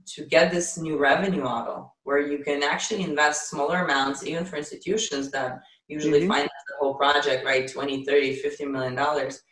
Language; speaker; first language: English; non-native, fluent; Ukrainian